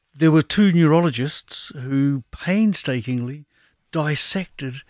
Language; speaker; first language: English; native; English